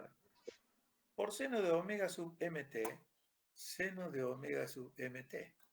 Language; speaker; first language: Spanish; native; Spanish